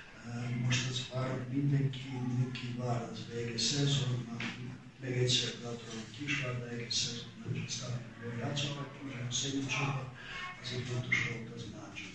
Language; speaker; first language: Hungarian; non-native, learner; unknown